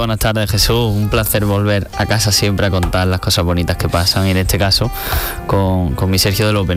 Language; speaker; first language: Spanish; native; Spanish